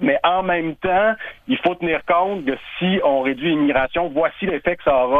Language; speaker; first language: French; native; French